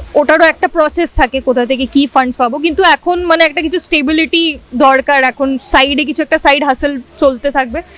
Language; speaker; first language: Bangla; non-native, local second language; Hindi